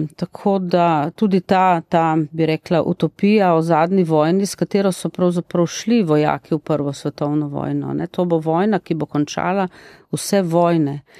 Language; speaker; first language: Slovenian; native; Slovenian